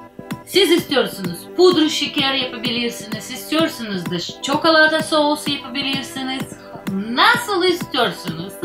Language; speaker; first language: Turkish; non-native, learner; Russian